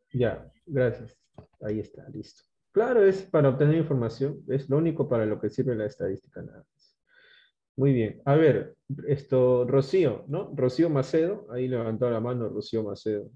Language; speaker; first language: Spanish; native; Spanish